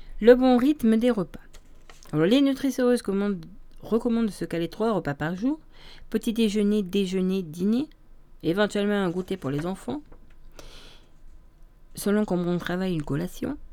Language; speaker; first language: French; native; French